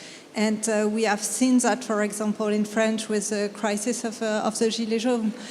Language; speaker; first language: English; non-native, fluent; French